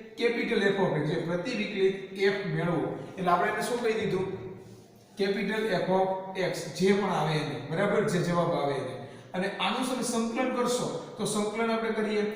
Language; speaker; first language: Gujarati; non-native, local second language; Rathawi